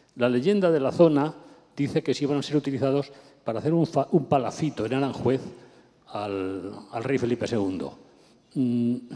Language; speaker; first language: Spanish; native; Spanish